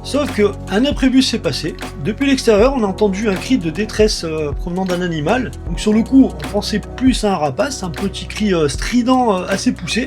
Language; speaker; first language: French; native; French